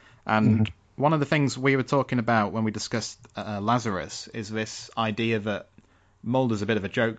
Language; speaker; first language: English; native; English